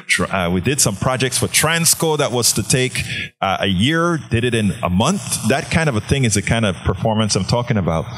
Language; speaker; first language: English; native; English